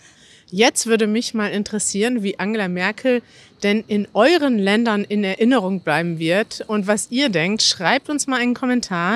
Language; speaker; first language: German; native; German